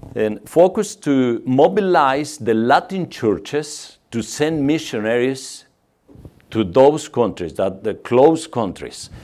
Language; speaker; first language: English; non-native, fluent; Spanish